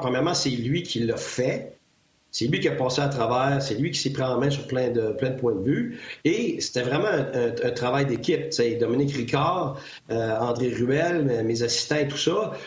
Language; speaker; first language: French; native; French